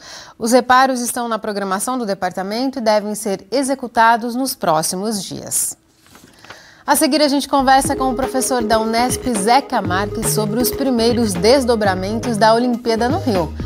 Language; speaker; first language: Portuguese; native; Portuguese